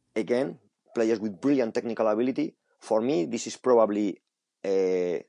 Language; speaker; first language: English; non-native, fluent; Spanish